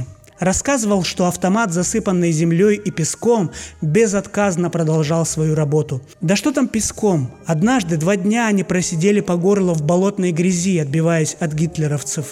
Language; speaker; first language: Russian; native; Russian